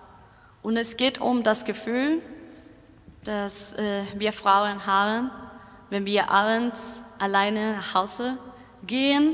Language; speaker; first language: German; non-native, fluent; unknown